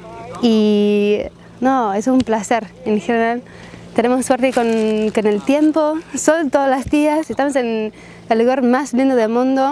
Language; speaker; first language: Spanish; non-native, learner; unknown